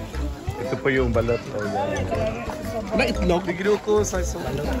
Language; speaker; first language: Filipino; non-native, local second language; Cebuano